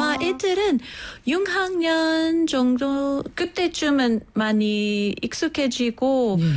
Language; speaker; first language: Korean; non-native, fluent; English